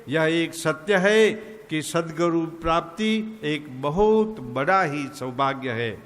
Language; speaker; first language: Hindi; non-native, local second language; Gujarati